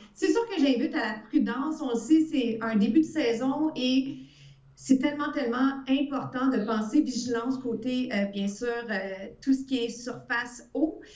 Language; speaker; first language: French; early bilingual, other home language; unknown